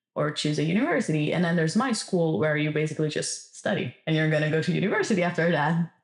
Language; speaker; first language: English; non-native, fluent; Italian